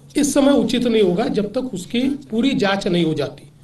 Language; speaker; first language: Hindi; non-native, local second language; Marathi